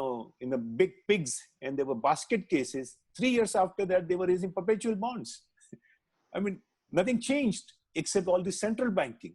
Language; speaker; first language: English; non-native, local second language; Hindi